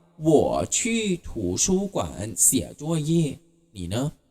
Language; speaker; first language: Chinese; non-native, fluent; Thai